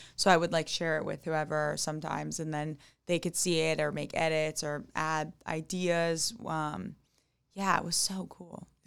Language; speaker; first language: English; native; English